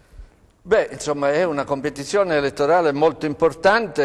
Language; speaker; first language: Italian; native; Italian